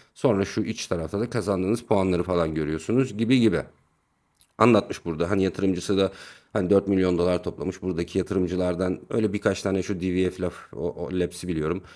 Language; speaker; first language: Turkish; native; Turkish